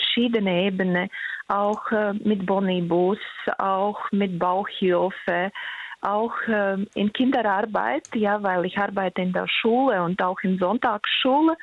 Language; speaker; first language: German; non-native, fluent; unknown